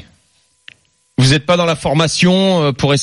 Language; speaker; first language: French; native; French